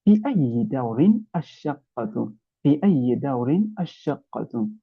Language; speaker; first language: Arabic; non-native, fluent; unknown